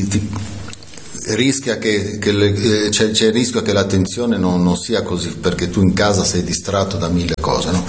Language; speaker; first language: Italian; native; Italian